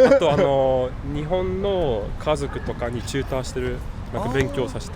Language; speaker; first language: Japanese; early bilingual, other home language; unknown